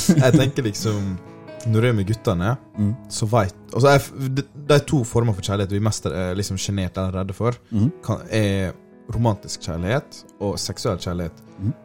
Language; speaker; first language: Norwegian; early bilingual, other home language; Somali